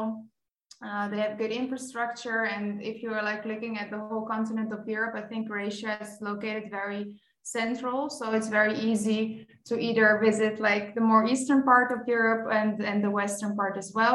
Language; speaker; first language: English; non-native, fluent; Dutch